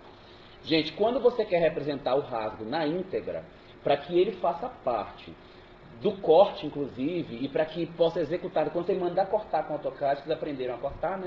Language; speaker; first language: Portuguese; native; Portuguese